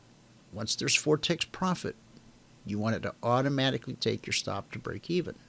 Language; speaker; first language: English; native; English